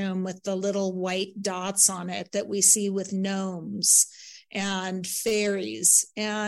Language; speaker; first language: English; native; English